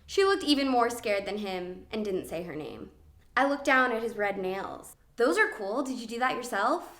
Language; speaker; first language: English; native; English